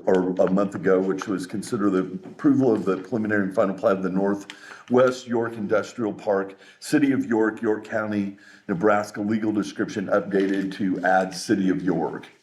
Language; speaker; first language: English; native; English